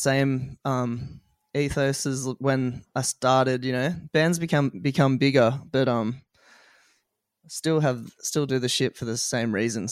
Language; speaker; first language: English; native; English